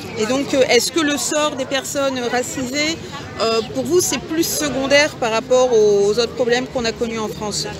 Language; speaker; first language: French; native; French